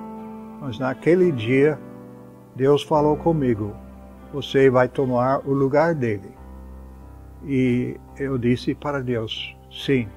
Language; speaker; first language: Portuguese; non-native, fluent; English